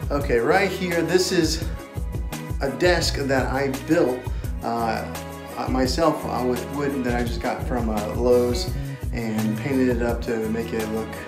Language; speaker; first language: English; native; English